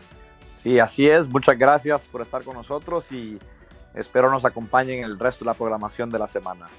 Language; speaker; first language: Spanish; native; Spanish